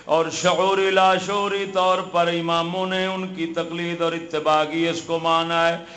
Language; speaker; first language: Urdu; non-native, local second language; Punjabi